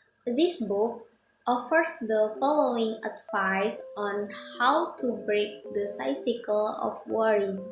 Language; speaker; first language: English; non-native, fluent; Indonesian